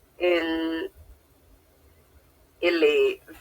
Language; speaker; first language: French; non-native, learner; Spanish